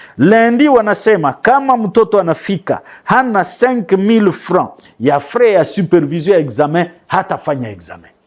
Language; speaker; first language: Swahili; native; Swahili